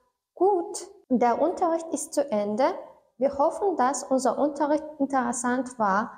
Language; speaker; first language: German; non-native, learner; Turkmen